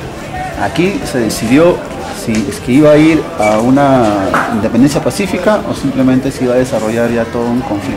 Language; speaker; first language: Spanish; native; Spanish